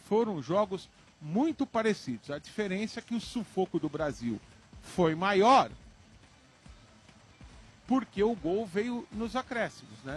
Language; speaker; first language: Portuguese; native; Portuguese